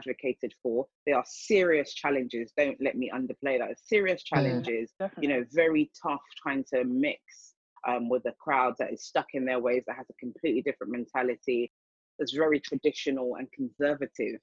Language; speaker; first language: English; native; English